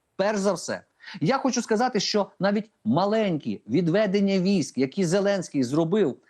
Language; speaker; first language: Ukrainian; native; Ukrainian